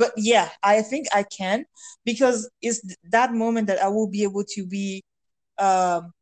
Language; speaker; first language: English; non-native, fluent; French